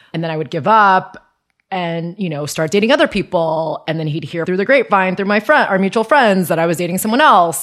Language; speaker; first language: English; early bilingual, other home language; Chinese